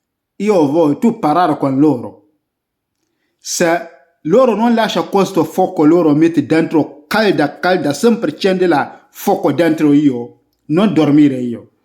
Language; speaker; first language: Italian; non-native, learner; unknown